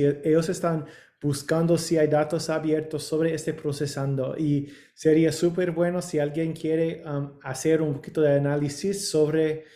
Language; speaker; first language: Spanish; non-native, learner; English